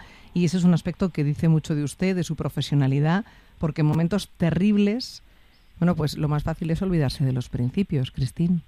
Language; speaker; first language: Spanish; native; Spanish